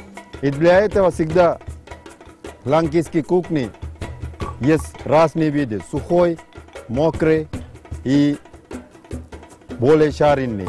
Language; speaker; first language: Russian; non-native, fluent; Sinhala